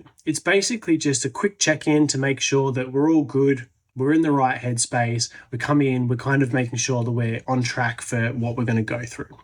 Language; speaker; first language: English; native; English